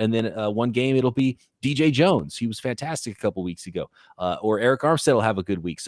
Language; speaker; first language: English; native; English